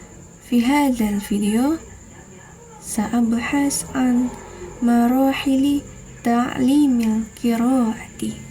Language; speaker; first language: Arabic; non-native, learner; Indonesian